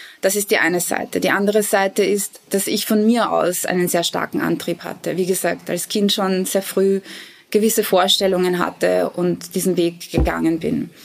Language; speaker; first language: German; early bilingual, other home language; Bosnian